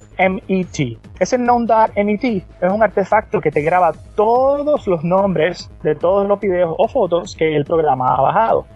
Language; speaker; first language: Spanish; native; Spanish